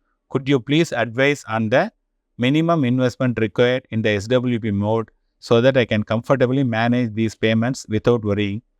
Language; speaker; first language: English; non-native, local second language; Tamil